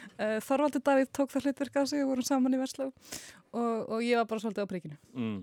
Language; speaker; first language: Icelandic; early bilingual, heritage; Icelandic